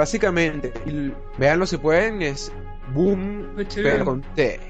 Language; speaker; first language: Spanish; native; Spanish